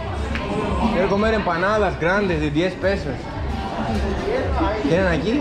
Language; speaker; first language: Spanish; non-native, learner; Greek